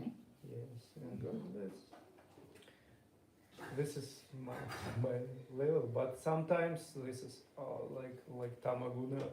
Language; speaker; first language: English; non-native, learner; Russian